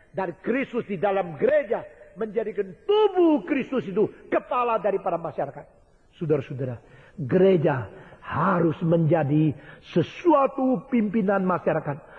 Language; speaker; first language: Indonesian; early bilingual, other home language; Chinese